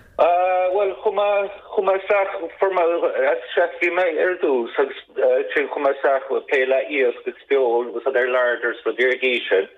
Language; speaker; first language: Irish; native; Irish